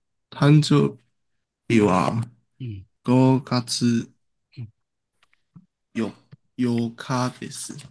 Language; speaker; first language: Japanese; non-native, learner; Chinese